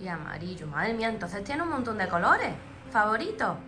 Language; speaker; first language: Spanish; native; Spanish